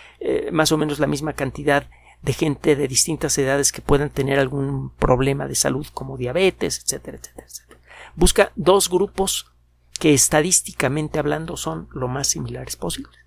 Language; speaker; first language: Spanish; native; Spanish